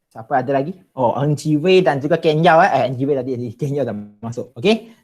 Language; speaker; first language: Malay; non-native, local second language; Chinese